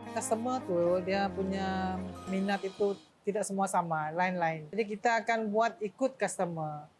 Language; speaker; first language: Malay; non-native, local second language; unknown